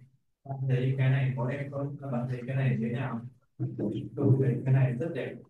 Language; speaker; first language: Chinese; non-native, learner; Vietnamese